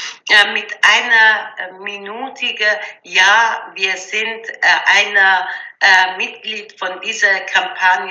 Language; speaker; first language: German; non-native, learner; Persian